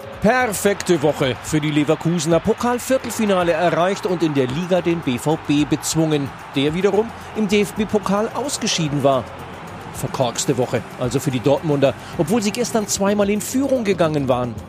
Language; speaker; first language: German; native; German